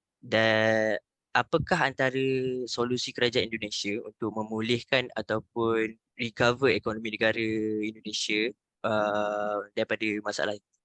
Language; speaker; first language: Malay; native; Malay